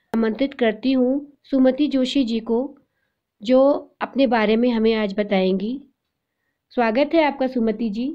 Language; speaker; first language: Hindi; native; Hindi